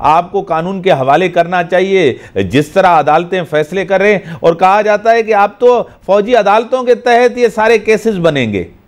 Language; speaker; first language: Urdu; non-native, local second language; Sindhi